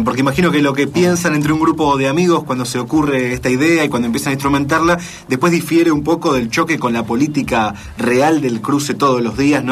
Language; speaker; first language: Spanish; native; Spanish